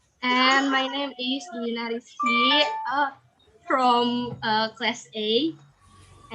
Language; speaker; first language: English; non-native, learner; Indonesian